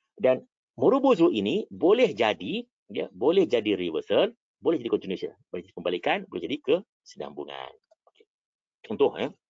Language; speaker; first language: Malay; native; Malay